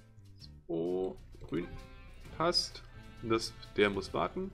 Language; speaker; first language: German; native; German